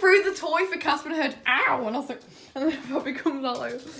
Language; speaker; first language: English; native; English